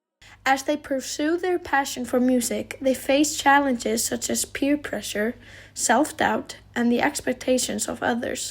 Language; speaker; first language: English; non-native, learner; Icelandic